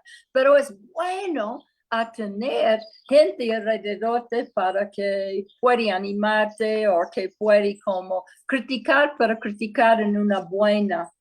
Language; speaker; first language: Spanish; non-native, fluent; English